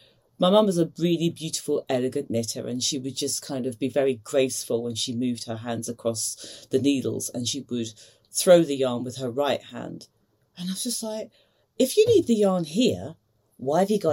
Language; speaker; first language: English; native; English